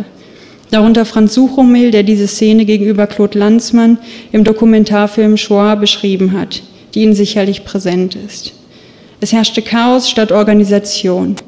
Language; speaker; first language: German; native; German